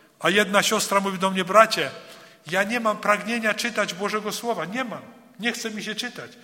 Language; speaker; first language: Polish; early bilingual, heritage; Polish